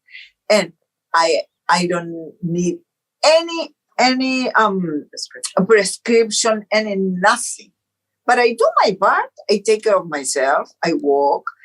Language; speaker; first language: English; non-native, fluent; Portuguese